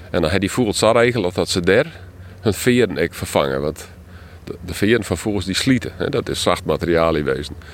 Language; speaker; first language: Dutch; non-native, local second language; Western Frisian